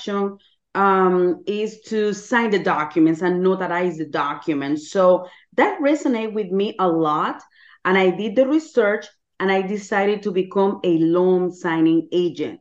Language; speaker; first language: English; non-native, fluent; Spanish